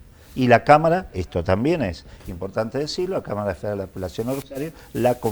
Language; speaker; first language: Spanish; native; Spanish